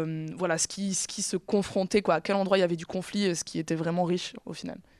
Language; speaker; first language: French; native; French